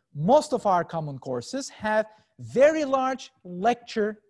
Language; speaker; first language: English; non-native, fluent; Turkish